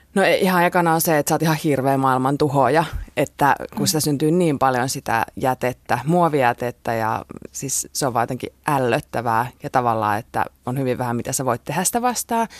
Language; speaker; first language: Finnish; native; Finnish